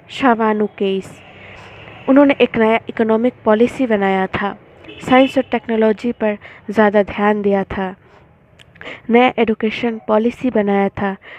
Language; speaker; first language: Hindi; non-native, local second language; Bangla